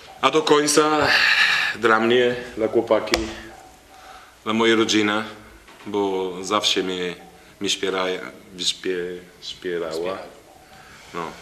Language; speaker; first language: Polish; non-native, learner; Italian